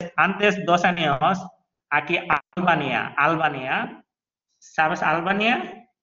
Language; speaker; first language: Spanish; non-native, learner; Bangla